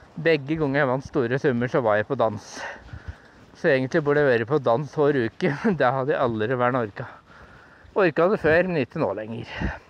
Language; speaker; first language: Norwegian; native; Norwegian